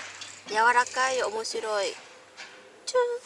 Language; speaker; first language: Japanese; non-native, learner; Vietnamese